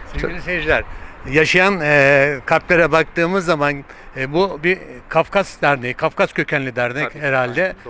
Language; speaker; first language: Turkish; native; Turkish